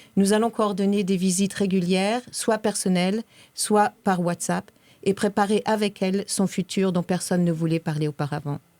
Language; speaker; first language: French; native; French